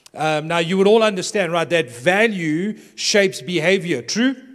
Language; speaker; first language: English; native; English